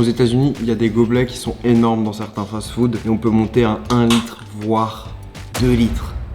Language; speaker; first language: French; native; French